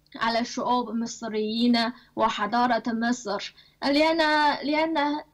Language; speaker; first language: Arabic; non-native, learner; Chinese